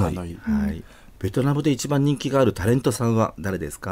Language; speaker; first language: Japanese; native; Japanese